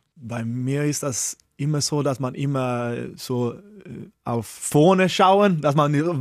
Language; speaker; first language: German; non-native, fluent; Swedish